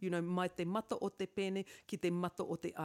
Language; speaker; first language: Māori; non-native, local second language; English